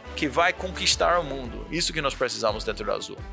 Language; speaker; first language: Portuguese; non-native, fluent; English